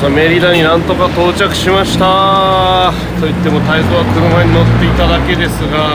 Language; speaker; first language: Japanese; native; Japanese